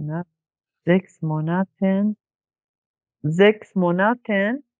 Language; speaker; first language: German; non-native, learner; Kurdish